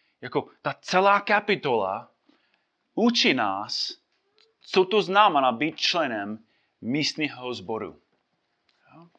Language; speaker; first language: Czech; non-native, fluent; English